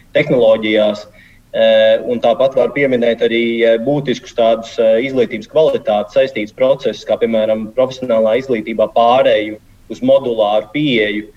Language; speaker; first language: Latvian; native; Latvian